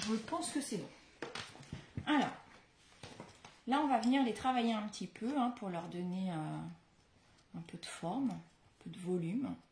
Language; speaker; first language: French; native; French